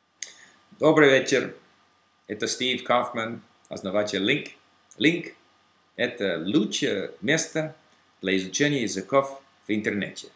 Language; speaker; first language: Russian; non-native, learner; English